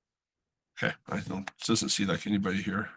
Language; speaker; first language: English; native; English